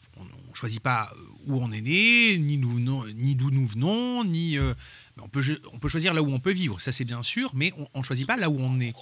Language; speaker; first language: French; native; French